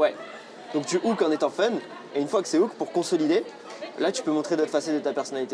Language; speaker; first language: French; native; French